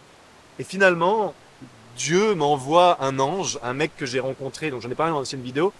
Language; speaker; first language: French; native; French